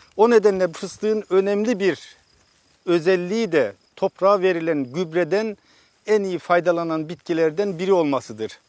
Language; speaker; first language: Turkish; native; Turkish